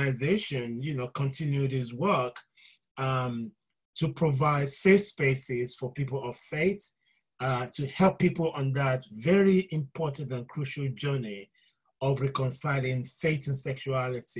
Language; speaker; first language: English; non-native, local second language; Yoruba